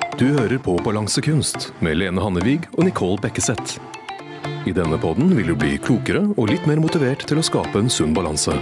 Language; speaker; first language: Norwegian; native; Norwegian